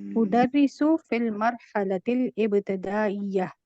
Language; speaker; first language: Arabic; non-native, learner; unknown